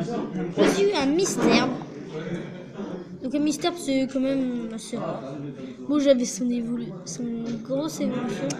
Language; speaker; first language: French; native; French